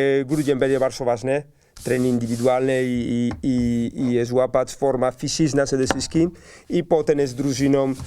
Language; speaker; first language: Polish; non-native, learner; Spanish